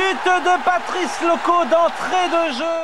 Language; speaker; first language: French; native; French